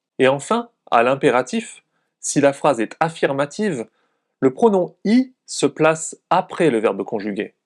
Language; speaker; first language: French; native; French